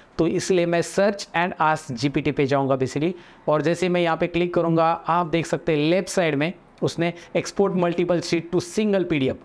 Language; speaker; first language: Hindi; native; Hindi